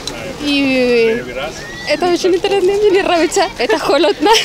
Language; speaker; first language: Russian; non-native, learner; Spanish